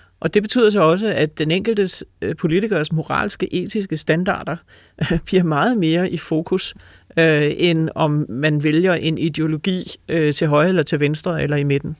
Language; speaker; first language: Danish; native; Danish